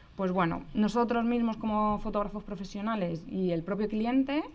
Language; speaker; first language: Spanish; native; Spanish